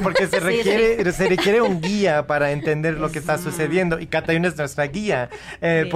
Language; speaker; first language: Spanish; non-native, fluent; English